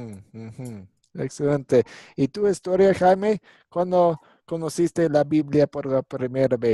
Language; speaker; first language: Spanish; non-native, fluent; English